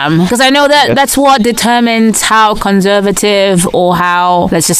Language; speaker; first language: English; non-native, local second language; Yoruba